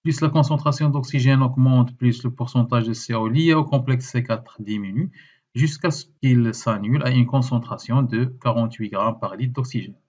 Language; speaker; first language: French; non-native, local second language; Arabic